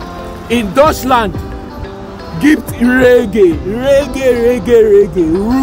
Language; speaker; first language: German; non-native, learner; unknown